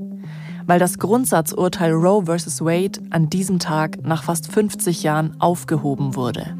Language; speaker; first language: German; native; German